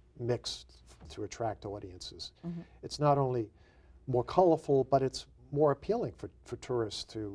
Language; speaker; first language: English; native; English